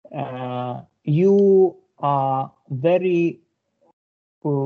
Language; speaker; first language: English; non-native, fluent; Lithuanian